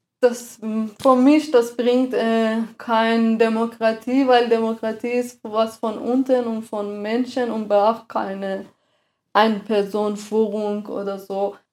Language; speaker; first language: German; non-native, fluent; Persian